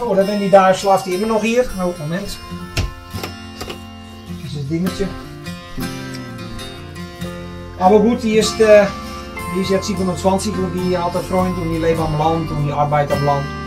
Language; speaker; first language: German; non-native, learner; Dutch